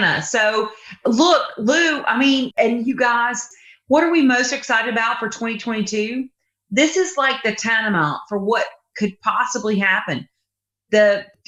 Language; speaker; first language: English; native; English